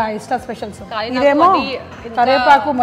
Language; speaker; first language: Telugu; native; Telugu